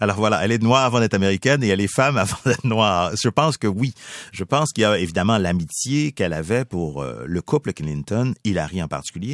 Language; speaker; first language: French; native; French